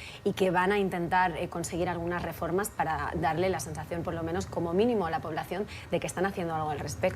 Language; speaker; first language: Spanish; native; Spanish